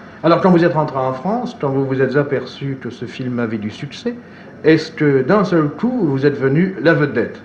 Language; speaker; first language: French; native; French